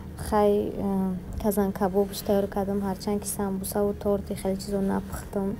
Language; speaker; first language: Tajik; native; Tajik